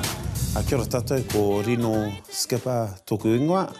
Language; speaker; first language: Māori; non-native, local second language; English